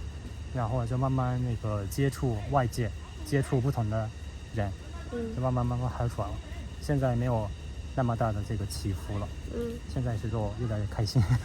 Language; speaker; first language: Chinese; non-native, fluent; Japanese